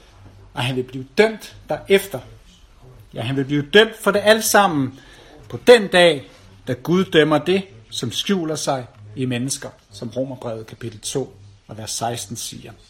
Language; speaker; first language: Danish; native; Danish